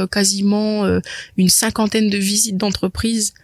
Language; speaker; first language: French; native; French